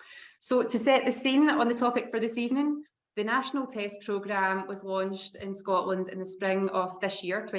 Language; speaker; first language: English; native; English